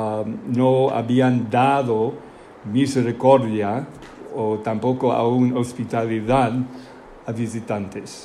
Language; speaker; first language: Spanish; non-native, fluent; English